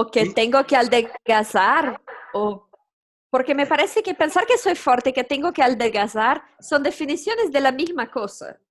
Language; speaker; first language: Spanish; non-native, fluent; Portuguese